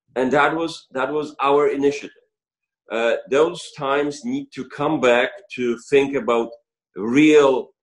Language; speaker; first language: English; non-native, fluent; Polish